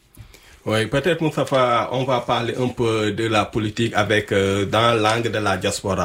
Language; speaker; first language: French; non-native, local second language; Wolof